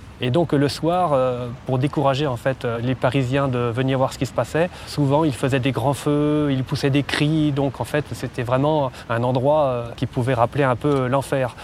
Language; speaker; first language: French; native; French